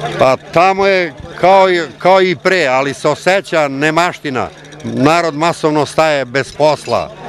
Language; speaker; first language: Serbian; native; Serbian